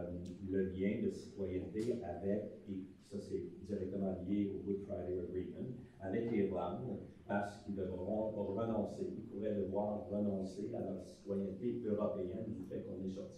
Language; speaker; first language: French; native; French